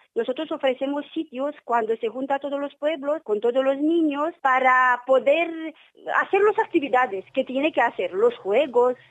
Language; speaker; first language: Spanish; non-native, learner; Romanian